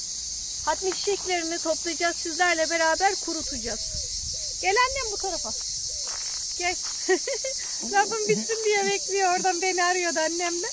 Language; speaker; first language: Turkish; native; Turkish